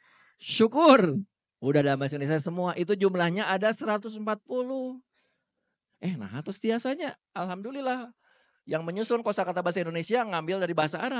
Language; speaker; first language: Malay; non-native, local second language; Sundanese